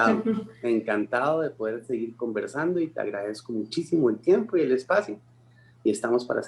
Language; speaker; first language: Spanish; native; Spanish